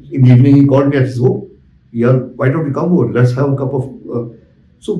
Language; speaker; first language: English; non-native, local second language; Urdu